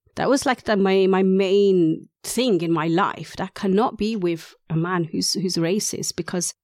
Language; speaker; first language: English; non-native, local second language; Urdu